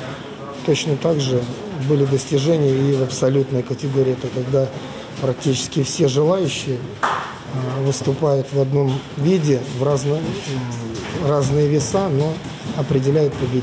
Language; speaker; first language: Russian; native; Russian